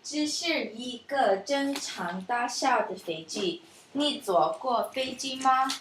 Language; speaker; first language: Chinese; non-native, learner; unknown